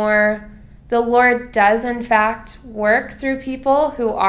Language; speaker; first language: English; native; English